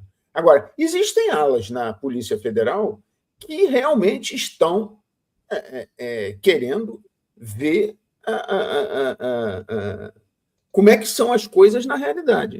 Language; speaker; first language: Portuguese; native; Portuguese